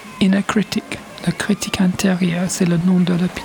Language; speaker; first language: French; non-native, fluent; English